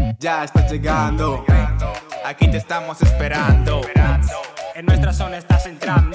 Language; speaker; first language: Spanish; native; Spanish